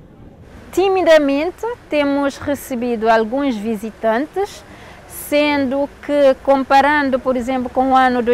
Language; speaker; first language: Portuguese; non-native, local second language; Kabuverdianu